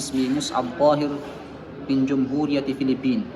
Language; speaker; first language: Arabic; non-native, fluent; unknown